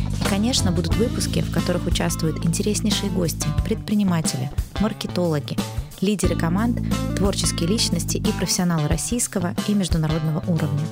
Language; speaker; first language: Russian; native; Russian